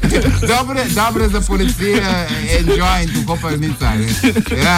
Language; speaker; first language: Slovenian; non-native, learner; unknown